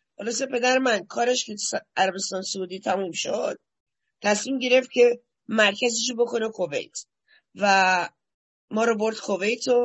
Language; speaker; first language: Persian; early bilingual, heritage; Persian